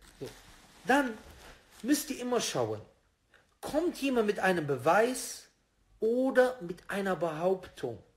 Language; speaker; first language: German; native; German